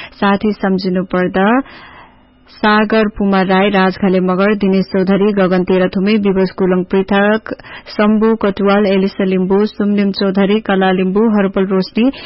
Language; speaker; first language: Nepali; native; Nepali